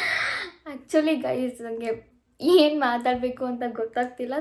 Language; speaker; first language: Kannada; native; Kannada